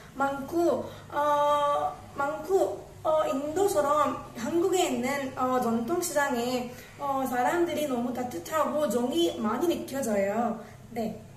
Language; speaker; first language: Korean; non-native, learner; Tamil